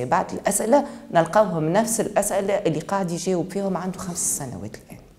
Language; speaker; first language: Arabic; native; Arabic